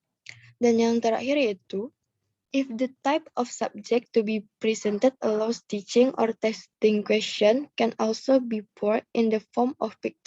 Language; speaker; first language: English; non-native, learner; Indonesian